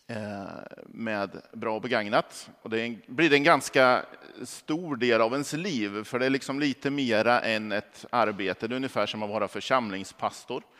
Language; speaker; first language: Swedish; native; Swedish